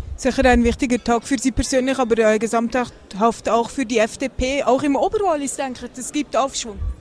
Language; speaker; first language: German; native; German